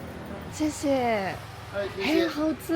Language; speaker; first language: Chinese; non-native, learner; Japanese